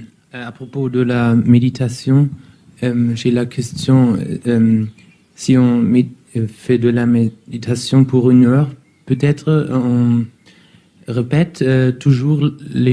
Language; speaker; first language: French; non-native, learner; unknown